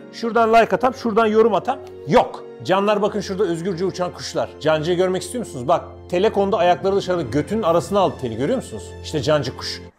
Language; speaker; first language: Turkish; native; Turkish